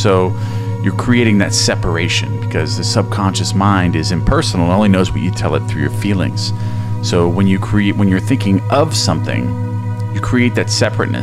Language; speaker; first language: English; native; English